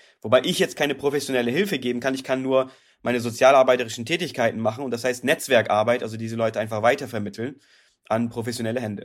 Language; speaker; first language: German; native; German